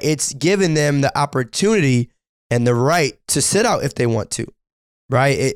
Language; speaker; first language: English; native; English